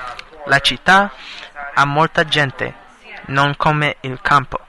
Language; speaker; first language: Italian; non-native, learner; English